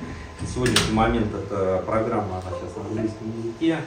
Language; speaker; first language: Russian; native; Russian